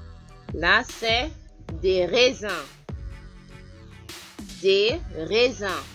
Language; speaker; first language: French; non-native, fluent; English